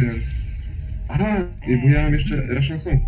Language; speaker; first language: Polish; native; Polish